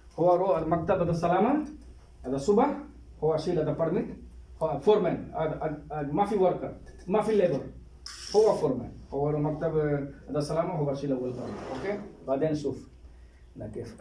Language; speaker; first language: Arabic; non-native, learner; Hindi